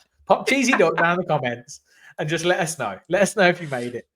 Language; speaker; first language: English; native; English